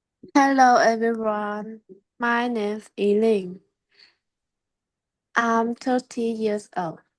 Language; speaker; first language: English; non-native, learner; Vietnamese